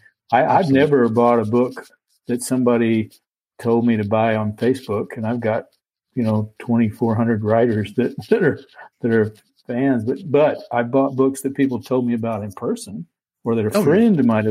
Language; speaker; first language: English; native; English